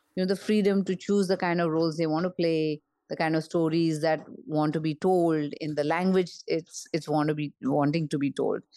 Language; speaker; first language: English; non-native, local second language; Marathi